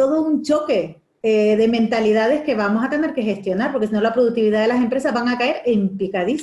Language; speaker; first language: Spanish; native; Spanish